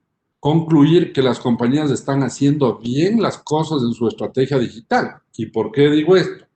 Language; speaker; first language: Spanish; native; Spanish